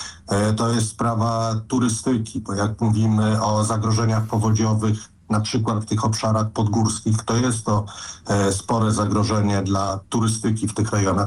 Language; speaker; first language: Polish; native; Polish